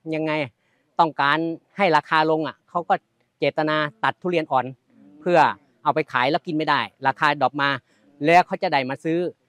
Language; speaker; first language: Thai; native; Thai